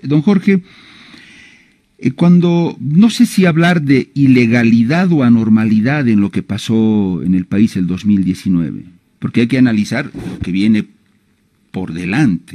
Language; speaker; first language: Spanish; native; Spanish